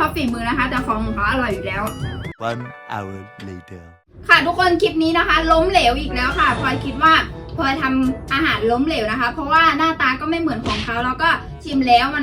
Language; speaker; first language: Thai; native; Thai